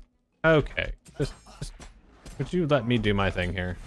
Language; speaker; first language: English; native; English